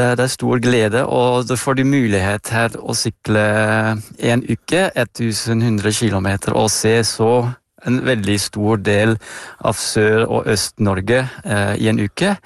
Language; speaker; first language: Norwegian; non-native, fluent; Dutch